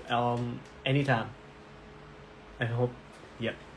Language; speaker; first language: English; non-native, learner; Thai